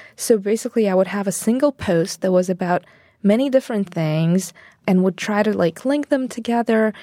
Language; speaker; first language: English; non-native, fluent; Bulgarian